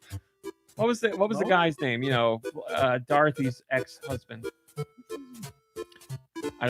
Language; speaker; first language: English; native; English